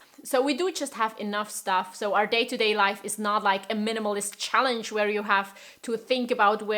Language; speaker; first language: English; non-native, fluent; German